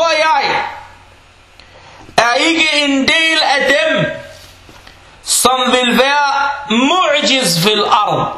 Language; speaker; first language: Danish; non-native, fluent; Arabic